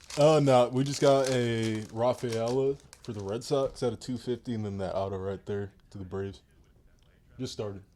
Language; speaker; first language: English; native; English